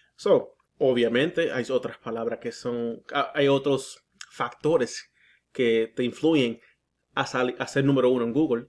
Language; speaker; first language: Spanish; early bilingual, heritage; Spanish